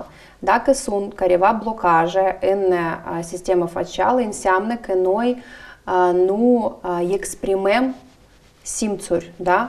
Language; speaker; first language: Romanian; non-native, learner; Russian